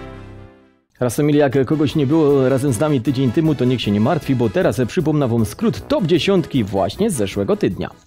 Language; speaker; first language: Polish; native; Polish